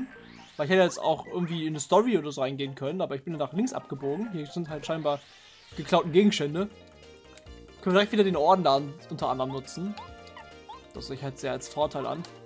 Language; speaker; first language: German; native; German